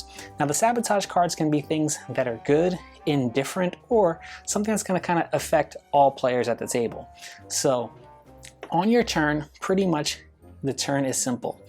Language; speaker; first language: English; native; English